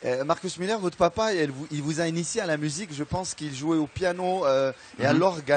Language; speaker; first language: French; non-native, local second language; Arabic